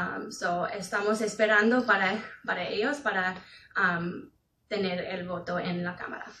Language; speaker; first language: Spanish; non-native, fluent; English